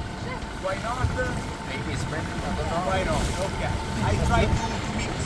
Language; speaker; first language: English; non-native, learner; Italian